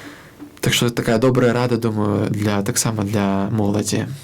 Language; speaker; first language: Belarusian; non-native, local second language; Russian